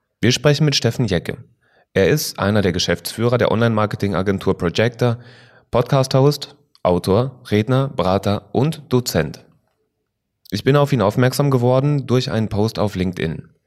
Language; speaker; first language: German; native; German